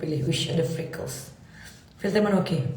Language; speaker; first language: Malay; native; Malay